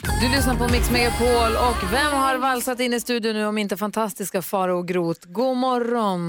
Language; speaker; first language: Swedish; native; Swedish